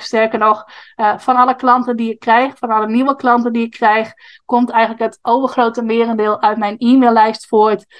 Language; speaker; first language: Dutch; native; Dutch